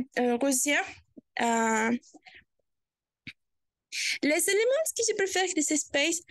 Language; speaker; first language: French; non-native, learner; Spanish